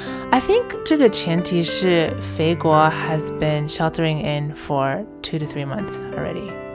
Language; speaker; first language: English; early bilingual, other home language; Chinese